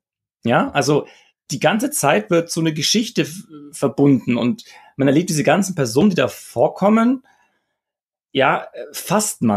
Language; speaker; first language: German; native; German